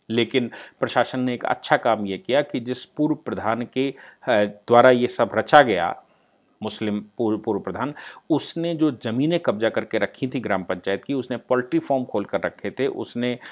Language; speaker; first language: Hindi; native; Hindi